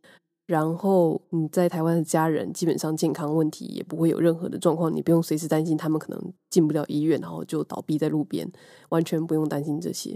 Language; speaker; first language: Chinese; native; Chinese